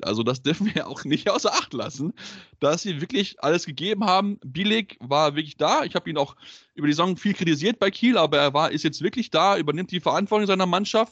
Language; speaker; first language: German; native; German